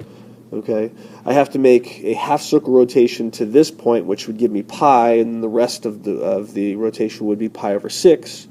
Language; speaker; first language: English; native; English